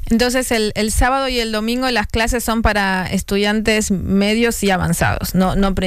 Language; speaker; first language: Spanish; native; Spanish